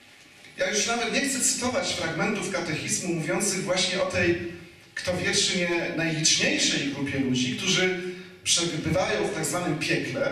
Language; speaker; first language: Polish; native; Polish